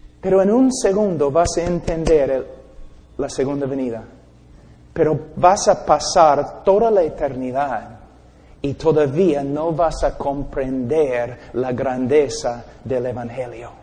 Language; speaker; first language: Spanish; non-native, fluent; English